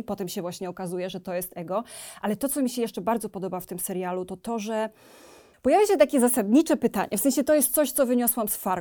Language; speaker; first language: Polish; native; Polish